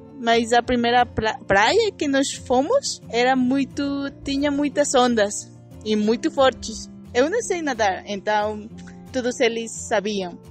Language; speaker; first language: Portuguese; non-native, learner; Spanish